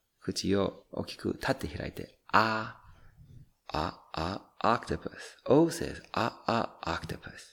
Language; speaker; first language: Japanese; non-native, fluent; English